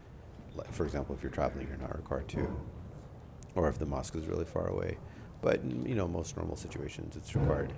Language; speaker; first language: English; early bilingual, other home language; Urdu